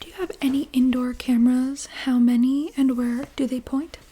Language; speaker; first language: English; native; English